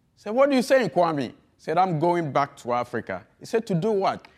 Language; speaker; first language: English; non-native, fluent; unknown